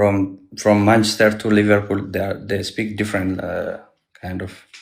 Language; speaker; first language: English; non-native, learner; Amharic